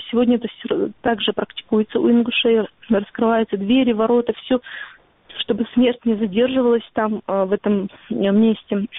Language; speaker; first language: Russian; non-native, local second language; Ingush